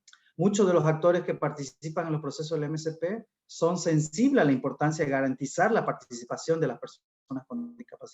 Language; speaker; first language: Spanish; native; Spanish